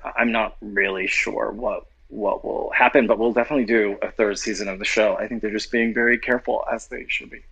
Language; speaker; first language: English; native; English